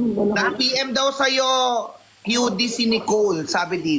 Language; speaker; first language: Filipino; native; Filipino